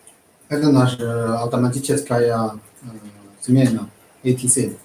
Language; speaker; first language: Russian; non-native, learner; Chinese